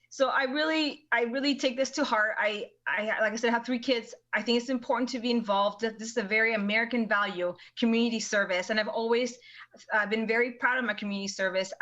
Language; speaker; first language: English; early bilingual, other home language; Spanish